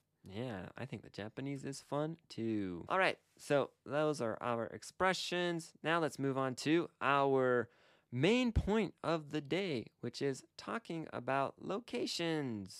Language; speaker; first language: English; native; English